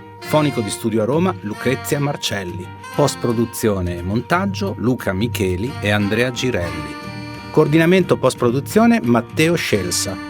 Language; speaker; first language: Italian; native; Italian